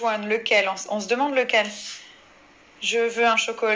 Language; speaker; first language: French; native; French